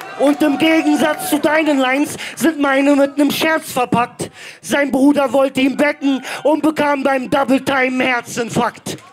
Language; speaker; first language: German; early bilingual, other home language; Greek